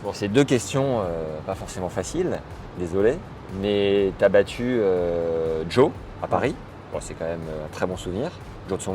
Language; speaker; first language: French; native; French